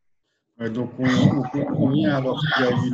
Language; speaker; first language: French; native; French